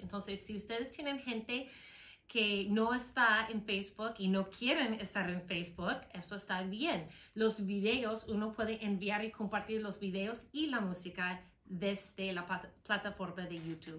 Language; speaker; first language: Spanish; non-native, fluent; English